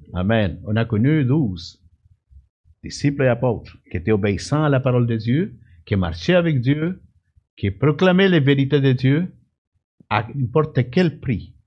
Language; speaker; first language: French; non-native, fluent; Spanish